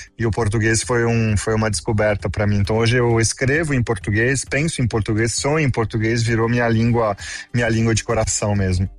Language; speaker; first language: Portuguese; non-native, fluent; French